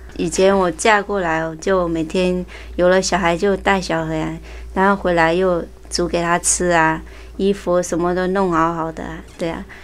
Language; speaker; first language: Chinese; early bilingual, heritage; Chinese